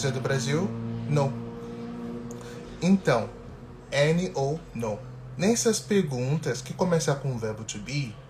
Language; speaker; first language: Portuguese; non-native, fluent; English